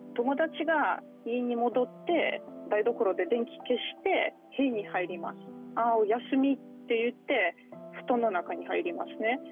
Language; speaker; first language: Japanese; non-native, fluent; Russian